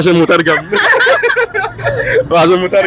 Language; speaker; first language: Arabic; native; Arabic